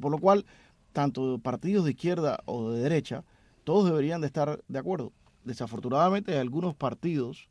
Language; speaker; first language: Spanish; native; Spanish